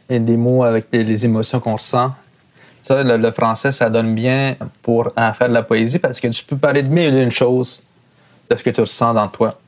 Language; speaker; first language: French; non-native, local second language; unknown